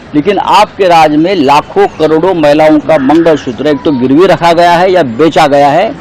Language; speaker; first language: Hindi; non-native, local second language; Marathi